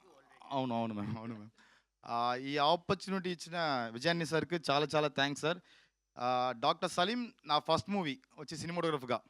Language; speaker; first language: Telugu; non-native, learner; Tamil